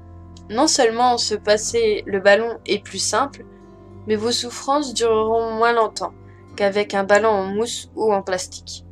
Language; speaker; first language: French; native; French